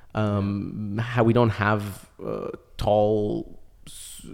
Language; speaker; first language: English; early bilingual, other home language; Arabic